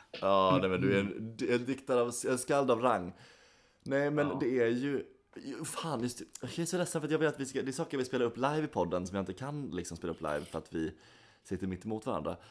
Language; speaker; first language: Swedish; native; Swedish